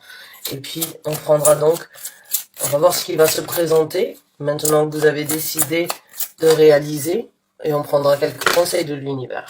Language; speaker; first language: French; native; French